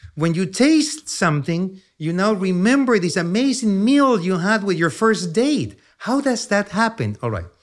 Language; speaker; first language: English; non-native, fluent; Spanish